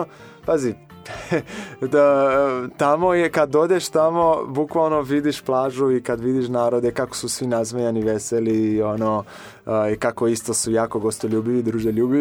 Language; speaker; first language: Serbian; non-native, fluent; Portuguese